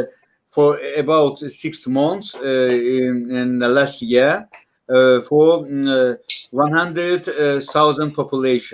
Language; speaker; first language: English; non-native, learner; Russian